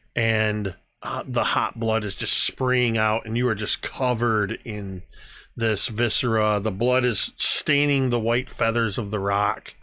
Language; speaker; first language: English; native; English